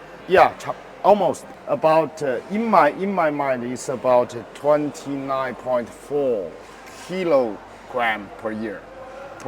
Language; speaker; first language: English; non-native, learner; Chinese